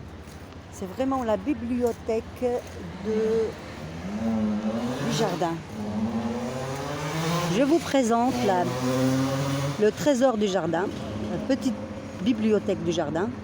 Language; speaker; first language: French; non-native, local second language; Arabic